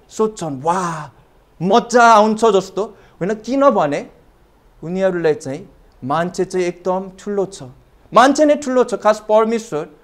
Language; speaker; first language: Nepali; non-native, fluent; Korean